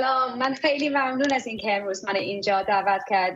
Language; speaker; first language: Persian; early bilingual, heritage; Persian